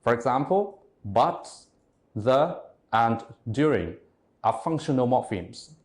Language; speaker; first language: English; non-native, fluent; Vietnamese